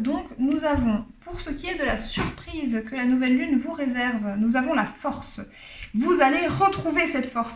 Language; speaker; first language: French; native; French